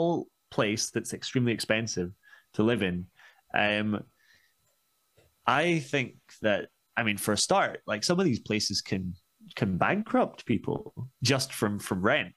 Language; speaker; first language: English; native; English